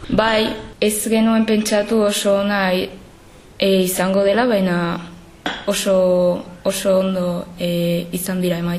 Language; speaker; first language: Basque; non-native, local second language; Spanish